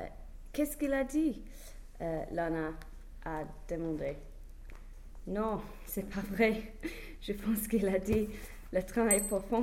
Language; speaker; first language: French; non-native, learner; English